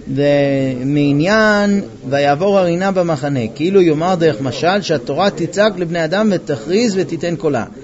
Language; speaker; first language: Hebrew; non-native, fluent; English